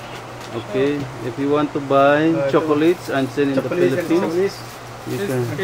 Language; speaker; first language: English; non-native, learner; Filipino